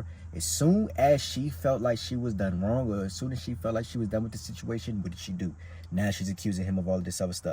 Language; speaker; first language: English; native; English